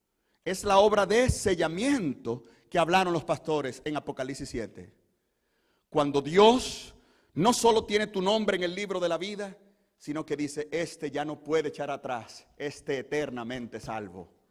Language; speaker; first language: Spanish; native; Spanish